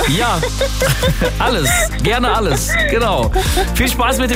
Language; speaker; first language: German; native; German